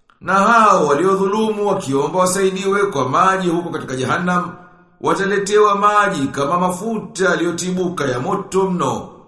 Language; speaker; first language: Swahili; native; Swahili